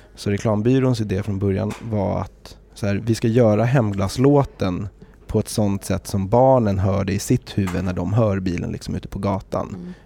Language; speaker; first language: Swedish; native; Swedish